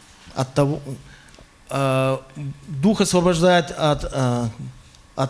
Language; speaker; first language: Russian; native; Russian